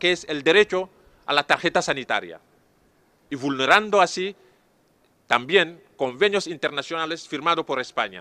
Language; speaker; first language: Spanish; non-native, fluent; Serer